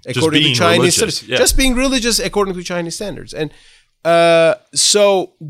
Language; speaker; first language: English; non-native, fluent; Turkish